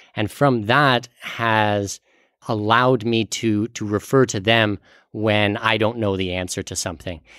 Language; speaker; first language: English; native; English